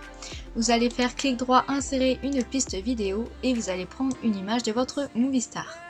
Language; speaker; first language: French; native; French